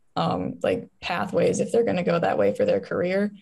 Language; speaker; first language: English; native; English